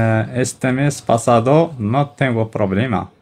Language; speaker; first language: Spanish; non-native, learner; Arabic